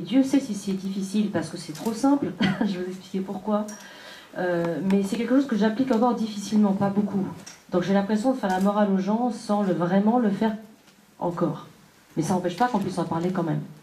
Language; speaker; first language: French; native; French